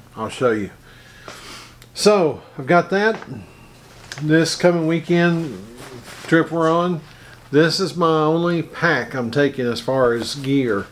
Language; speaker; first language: English; native; English